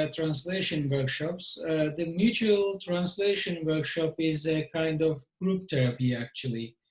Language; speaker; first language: English; non-native, fluent; Turkish